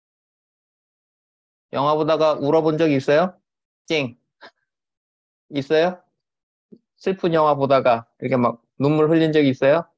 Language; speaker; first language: Korean; native; Korean